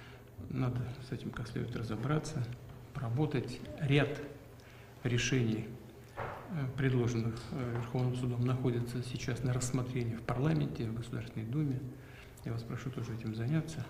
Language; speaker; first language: Russian; native; Russian